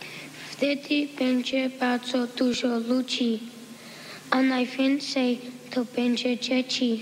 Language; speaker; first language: Polish; early bilingual, heritage; Polish